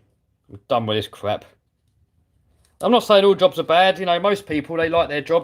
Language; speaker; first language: English; native; English